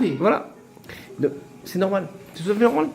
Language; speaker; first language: French; native; French